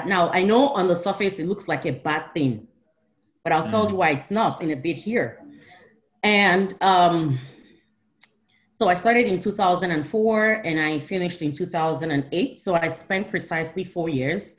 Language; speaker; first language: English; non-native, local second language; Igbo